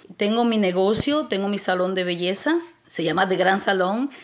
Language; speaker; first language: Spanish; native; Spanish